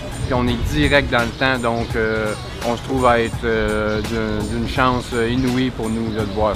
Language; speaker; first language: French; native; French